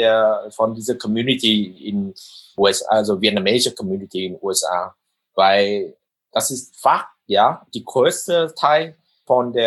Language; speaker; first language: German; non-native, fluent; Vietnamese